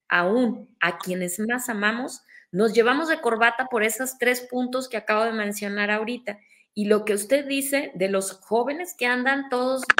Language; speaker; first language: Spanish; native; Spanish